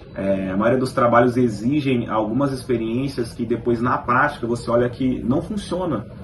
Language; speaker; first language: Portuguese; native; Portuguese